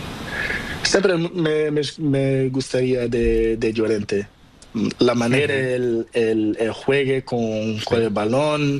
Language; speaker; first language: Spanish; non-native, learner; Portuguese